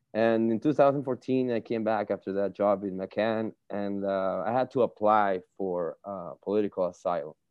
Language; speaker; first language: English; non-native, fluent; Spanish